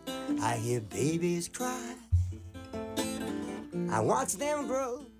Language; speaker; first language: English; native; English